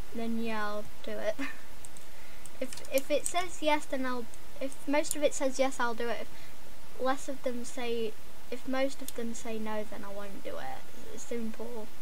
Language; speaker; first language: English; native; English